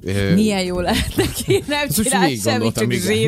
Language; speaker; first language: Hungarian; native; Hungarian